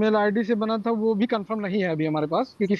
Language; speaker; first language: Hindi; native; Hindi